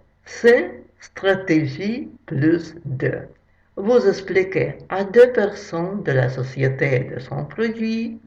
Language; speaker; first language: French; non-native, fluent; Russian